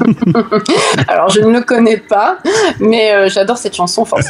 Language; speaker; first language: French; native; French